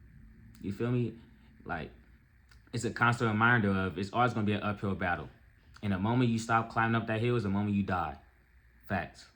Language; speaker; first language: English; native; English